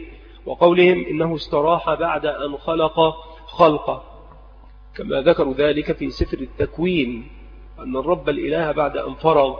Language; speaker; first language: Arabic; native; Arabic